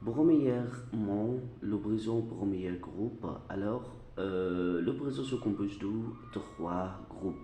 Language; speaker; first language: French; non-native, fluent; Arabic